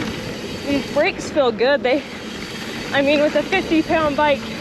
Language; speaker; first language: English; native; English